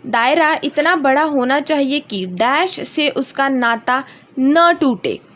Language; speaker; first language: Hindi; non-native, local second language; Marathi